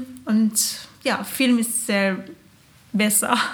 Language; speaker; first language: German; non-native, learner; Persian